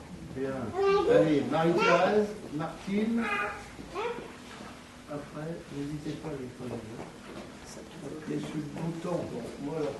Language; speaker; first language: French; native; French